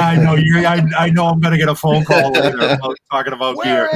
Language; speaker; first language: English; native; English